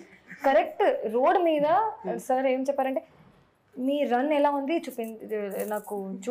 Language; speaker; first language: Telugu; non-native, learner; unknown